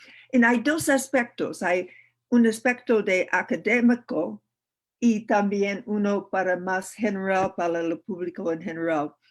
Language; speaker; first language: Spanish; non-native, learner; English